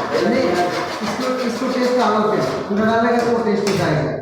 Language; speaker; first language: Hindi; non-native, learner; Bangla